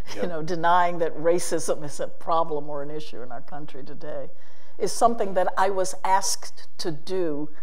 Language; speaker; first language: English; native; English